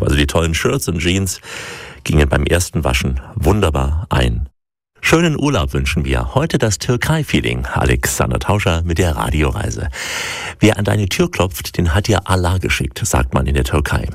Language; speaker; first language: German; native; German